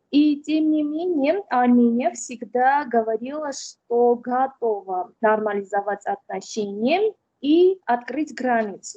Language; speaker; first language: Russian; non-native, fluent; Armenian